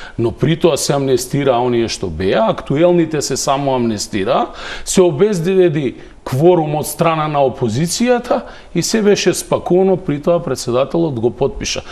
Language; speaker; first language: Macedonian; native; Macedonian